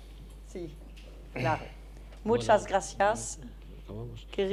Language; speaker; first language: Spanish; non-native, fluent; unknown